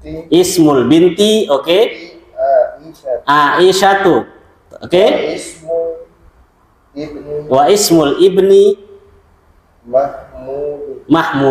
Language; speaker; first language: Arabic; non-native, fluent; Indonesian